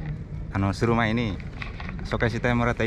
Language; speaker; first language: Japanese; non-native, fluent; Indonesian